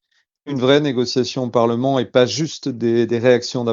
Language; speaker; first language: French; native; French